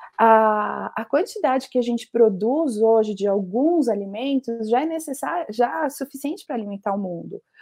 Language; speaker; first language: Portuguese; native; Portuguese